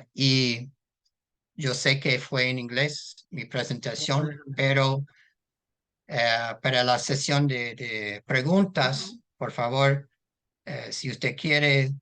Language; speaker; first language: Spanish; non-native, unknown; English